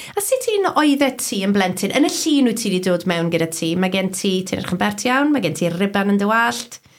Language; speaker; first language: Welsh; native; Welsh